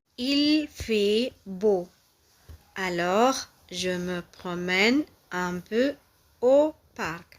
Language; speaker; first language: French; non-native, fluent; Tamil